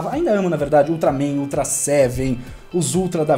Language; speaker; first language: Portuguese; native; Portuguese